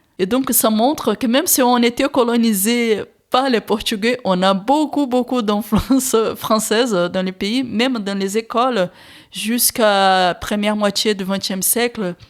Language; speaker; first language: French; non-native, fluent; Portuguese